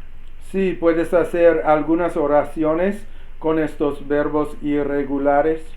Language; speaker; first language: Spanish; non-native, learner; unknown